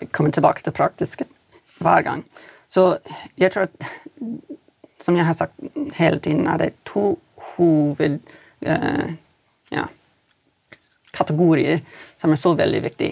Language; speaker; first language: Swedish; non-native, learner; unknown